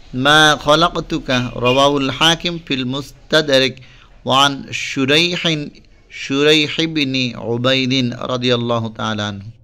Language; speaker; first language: Arabic; non-native, fluent; Bangla